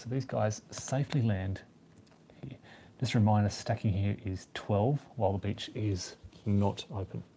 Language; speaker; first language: English; native; English